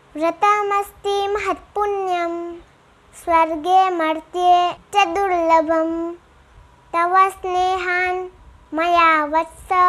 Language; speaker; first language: Hindi; non-native, local second language; Gujarati